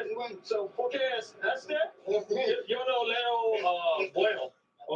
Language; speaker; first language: Spanish; non-native, learner; English